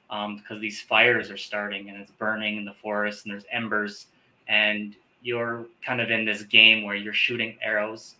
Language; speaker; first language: English; native; English